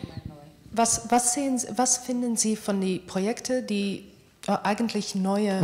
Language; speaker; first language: German; non-native, learner; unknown